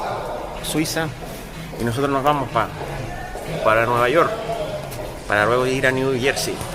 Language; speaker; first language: Spanish; native; Spanish